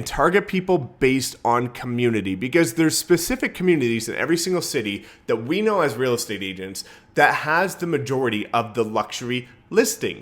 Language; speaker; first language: English; native; English